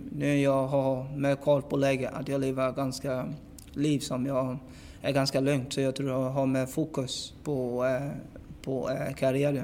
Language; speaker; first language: Swedish; non-native, fluent; English